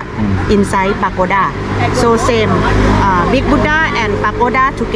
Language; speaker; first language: English; non-native, learner; Thai